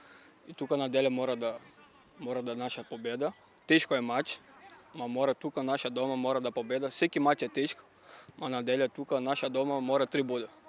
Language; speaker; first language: Macedonian; non-native, learner; Portuguese